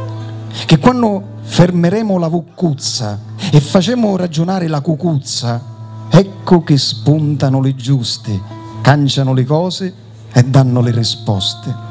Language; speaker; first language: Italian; native; Italian